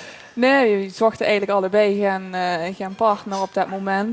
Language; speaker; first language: Dutch; native; Dutch